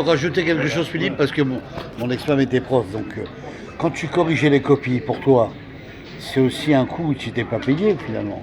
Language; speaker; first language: French; native; French